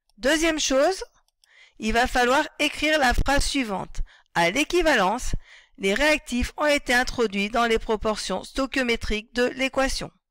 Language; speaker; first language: French; native; French